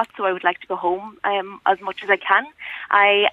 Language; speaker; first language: English; native; English